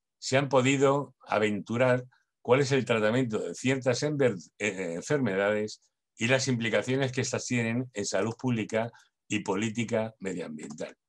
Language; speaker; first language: Spanish; native; Spanish